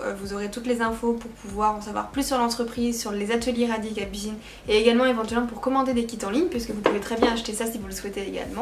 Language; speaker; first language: French; native; French